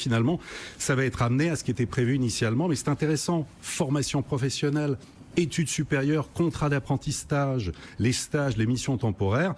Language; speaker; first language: French; native; French